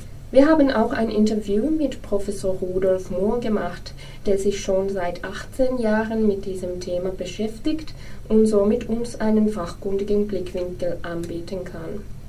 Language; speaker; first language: German; non-native, fluent; Finnish